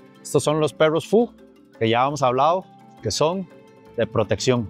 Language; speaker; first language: Spanish; early bilingual, other home language; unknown